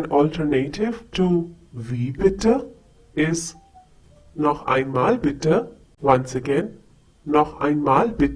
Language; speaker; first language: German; non-native, fluent; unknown